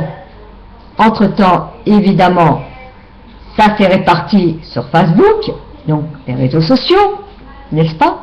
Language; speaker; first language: French; native; French